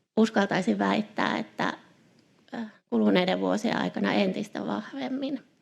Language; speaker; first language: Finnish; native; Finnish